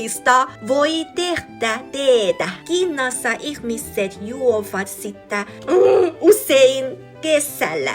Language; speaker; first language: Finnish; non-native, learner; Chinese